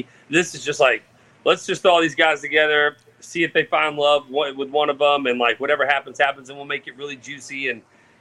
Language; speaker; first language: English; native; English